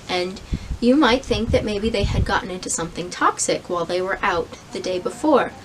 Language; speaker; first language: English; native; English